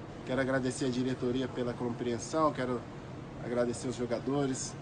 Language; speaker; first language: Portuguese; native; Portuguese